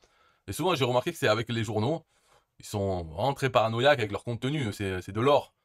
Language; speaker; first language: French; native; French